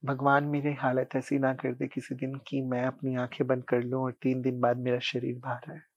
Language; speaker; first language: Hindi; non-native, local second language; Punjabi